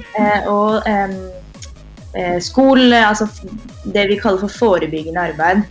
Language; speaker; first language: Norwegian; early bilingual, other home language; Tamil